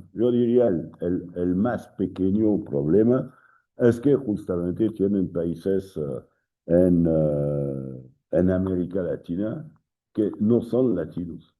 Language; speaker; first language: Spanish; non-native, fluent; French